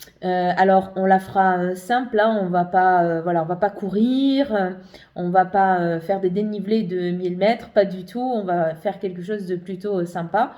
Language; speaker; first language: French; native; French